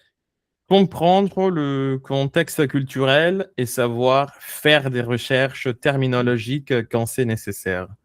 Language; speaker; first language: French; non-native, fluent; Spanish